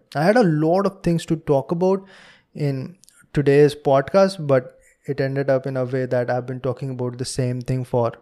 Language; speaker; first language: English; non-native, local second language; Hindi